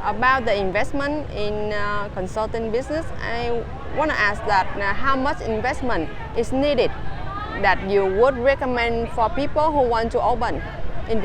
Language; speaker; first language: English; non-native, fluent; Vietnamese